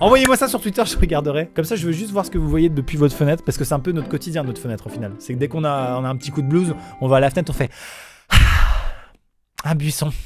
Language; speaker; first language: French; native; French